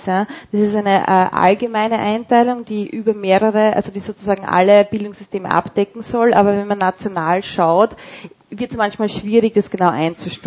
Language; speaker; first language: German; native; German